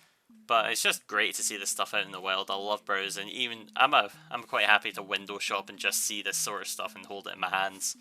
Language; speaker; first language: English; native; English